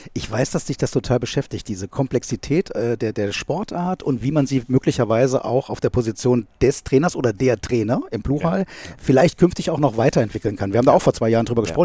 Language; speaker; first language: German; native; German